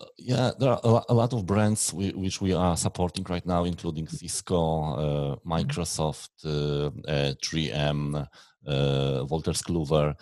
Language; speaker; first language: English; non-native, fluent; Polish